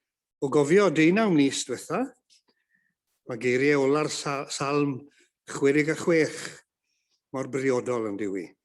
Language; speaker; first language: Welsh; native; Welsh